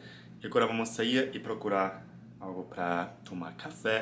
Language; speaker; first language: Portuguese; non-native, fluent; German